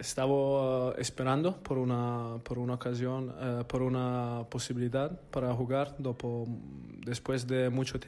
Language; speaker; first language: Spanish; non-native, learner; Italian